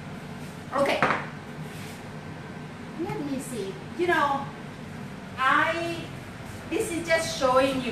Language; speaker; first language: English; non-native, learner; Thai